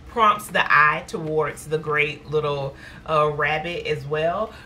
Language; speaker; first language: English; native; English